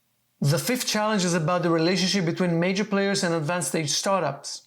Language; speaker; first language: English; non-native, fluent; Hebrew